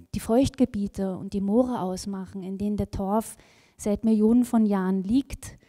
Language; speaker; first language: German; native; German